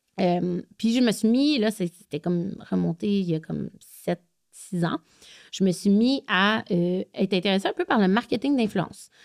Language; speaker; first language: French; native; French